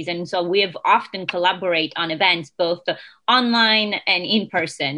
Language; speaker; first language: English; non-native, fluent; Italian